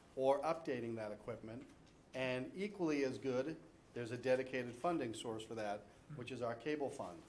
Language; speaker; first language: English; native; English